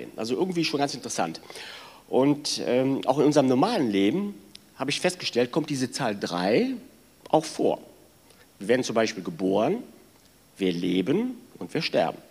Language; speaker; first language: German; native; German